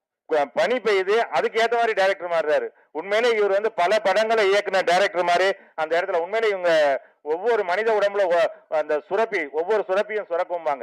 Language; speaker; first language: Tamil; native; Tamil